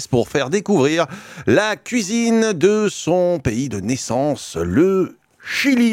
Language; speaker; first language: French; native; French